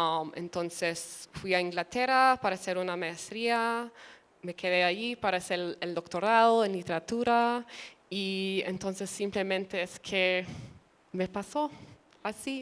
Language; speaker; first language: Spanish; early bilingual, other home language; English